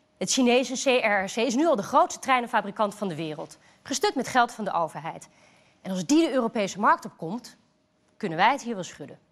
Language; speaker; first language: Dutch; native; Dutch